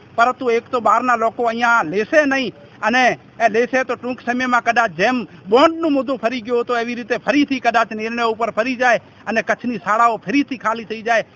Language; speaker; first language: Gujarati; non-native, local second language; Kachhi